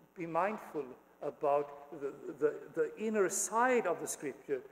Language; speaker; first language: English; non-native, fluent; Swedish